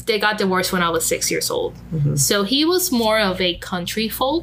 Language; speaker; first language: English; non-native, fluent; Spanish